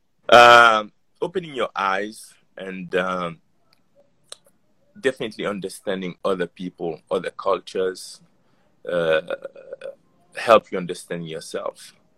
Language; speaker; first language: English; non-native, fluent; Haitian Creole